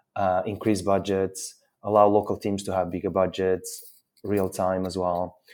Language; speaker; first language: English; non-native, fluent; Portuguese